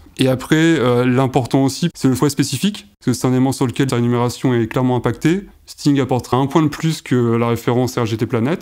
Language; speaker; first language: French; native; French